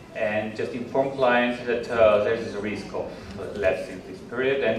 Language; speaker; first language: English; non-native, fluent; Georgian